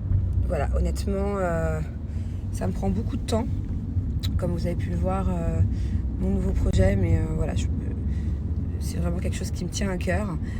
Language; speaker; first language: French; native; French